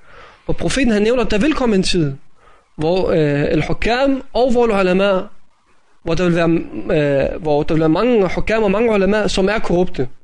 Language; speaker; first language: Danish; native; Danish